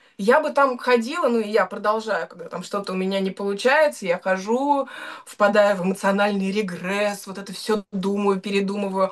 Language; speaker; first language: Russian; native; Russian